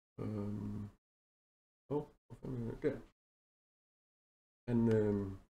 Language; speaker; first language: English; non-native, learner; Danish